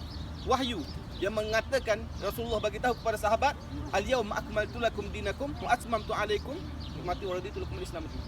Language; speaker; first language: Malay; native; Malay